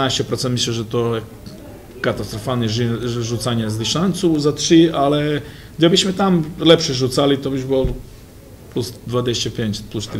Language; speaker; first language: Polish; non-native, fluent; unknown